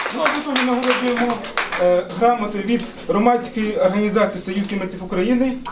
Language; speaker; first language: Ukrainian; non-native, fluent; Arabic